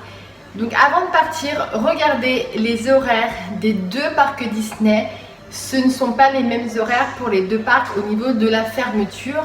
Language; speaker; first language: French; native; French